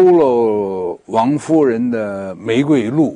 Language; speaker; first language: Chinese; native; Chinese